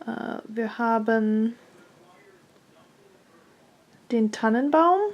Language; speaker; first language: German; non-native, fluent; English